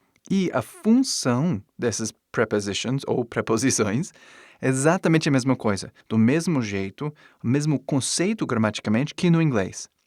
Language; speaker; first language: Portuguese; non-native, fluent; English